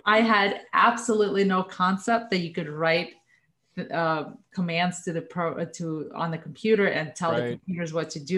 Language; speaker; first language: English; non-native, fluent; Russian